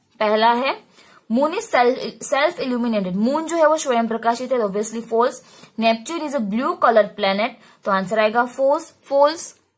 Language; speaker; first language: Hindi; non-native, local second language; Gujarati